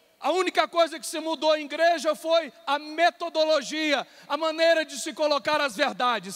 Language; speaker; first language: Portuguese; native; Portuguese